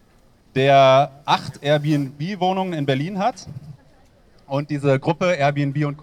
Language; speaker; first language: German; native; German